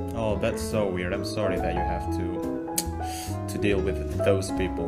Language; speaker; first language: English; non-native, fluent; Indonesian